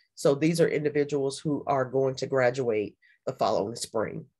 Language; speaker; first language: English; native; English